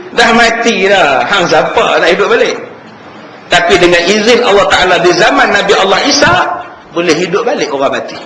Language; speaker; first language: Malay; native; Malay